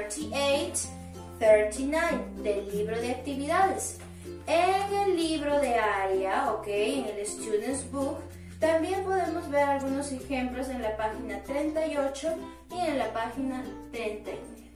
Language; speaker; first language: Spanish; native; Spanish